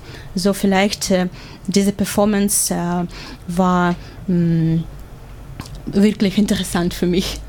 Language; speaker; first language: German; non-native, learner; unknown